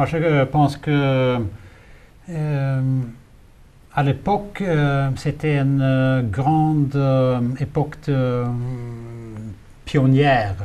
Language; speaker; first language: French; non-native, fluent; Swedish